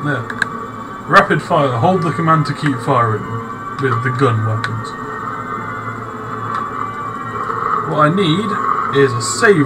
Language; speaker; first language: English; native; English